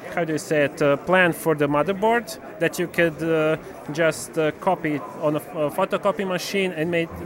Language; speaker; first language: English; non-native, fluent; Serbian